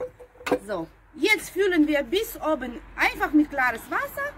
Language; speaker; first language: German; non-native, fluent; Russian